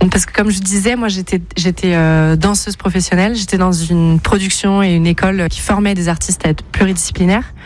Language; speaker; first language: French; native; French